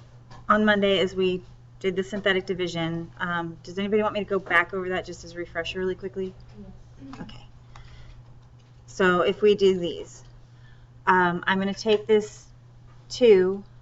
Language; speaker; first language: English; native; English